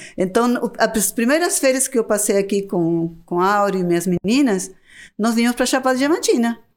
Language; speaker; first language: Portuguese; non-native, fluent; Spanish